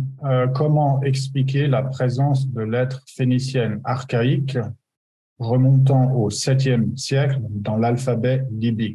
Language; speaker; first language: French; native; French